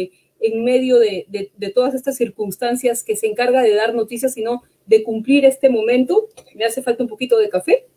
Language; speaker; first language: Spanish; native; Spanish